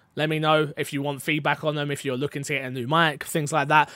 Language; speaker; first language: English; native; English